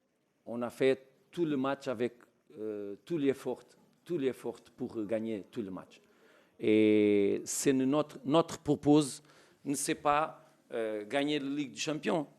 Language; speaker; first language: French; non-native, learner; Portuguese